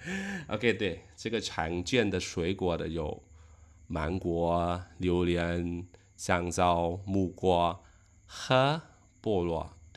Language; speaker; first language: Chinese; non-native, learner; Khmer